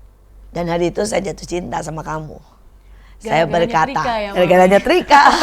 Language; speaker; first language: Indonesian; native; Indonesian